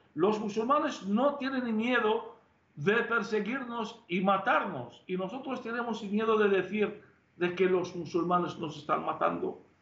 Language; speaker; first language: Spanish; non-native, fluent; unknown